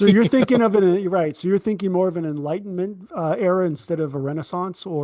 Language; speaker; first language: English; native; English